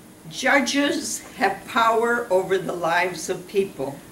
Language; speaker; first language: English; early bilingual, other home language; Ukrainian